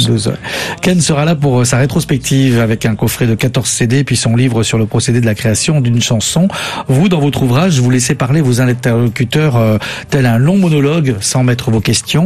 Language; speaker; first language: French; native; French